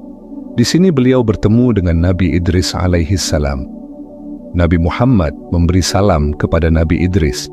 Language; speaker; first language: Indonesian; native; Indonesian